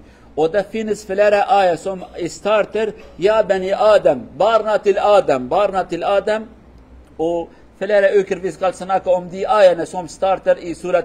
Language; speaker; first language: Swedish; non-native, learner; Kurdish